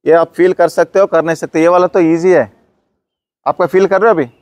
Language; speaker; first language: Hindi; non-native, local second language; Kannada